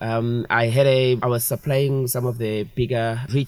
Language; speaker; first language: English; non-native, local second language; Tswana